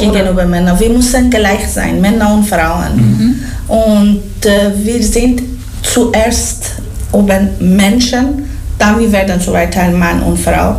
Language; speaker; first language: German; non-native, learner; Persian